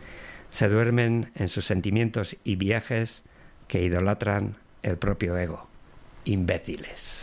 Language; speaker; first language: Spanish; non-native, local second language; Basque